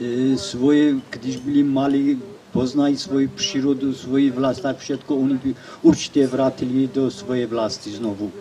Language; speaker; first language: Czech; non-native, learner; Kurdish